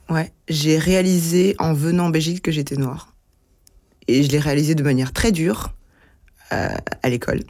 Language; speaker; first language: French; early bilingual, other home language; Lingala